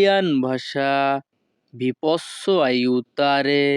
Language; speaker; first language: Italian; non-native, learner; Bangla